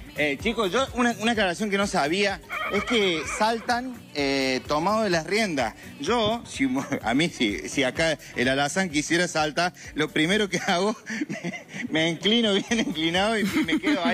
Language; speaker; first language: Spanish; native; Spanish